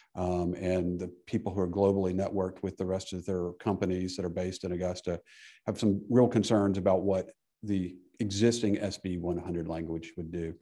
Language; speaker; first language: English; native; English